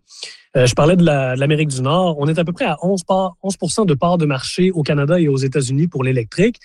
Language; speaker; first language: French; native; French